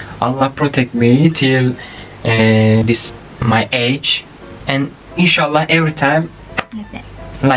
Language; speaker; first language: English; non-native, learner; Turkish